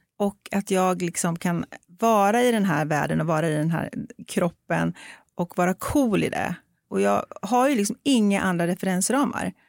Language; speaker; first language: Swedish; native; Swedish